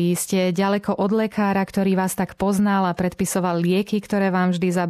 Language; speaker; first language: Slovak; native; Slovak